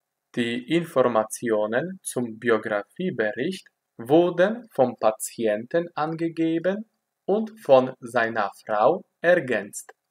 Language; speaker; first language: German; non-native, fluent; Polish